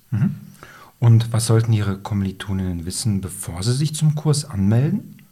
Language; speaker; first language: German; native; German